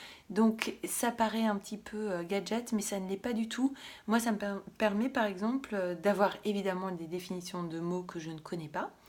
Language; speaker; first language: French; native; French